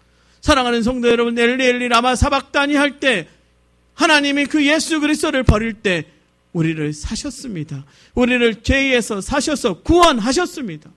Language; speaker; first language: Korean; native; Korean